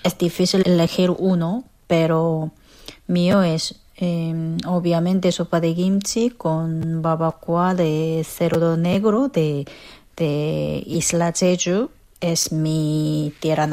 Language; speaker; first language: Spanish; non-native, learner; Korean